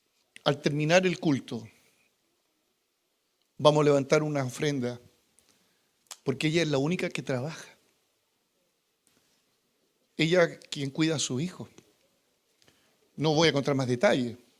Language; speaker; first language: Spanish; native; Spanish